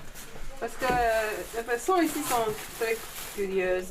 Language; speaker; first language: French; non-native, fluent; Romanian